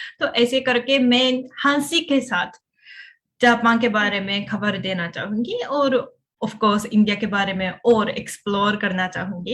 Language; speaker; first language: Hindi; non-native, fluent; Japanese